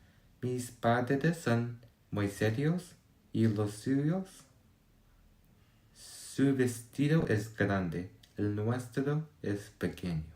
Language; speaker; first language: Spanish; non-native, learner; English